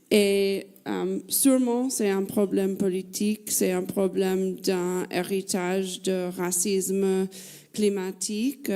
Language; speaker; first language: French; non-native, fluent; English